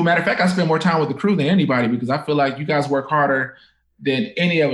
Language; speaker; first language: English; native; English